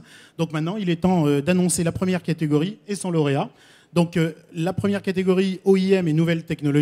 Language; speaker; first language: French; native; French